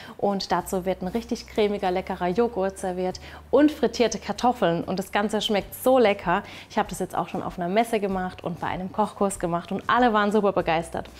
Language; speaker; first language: German; early bilingual, other home language; Turkish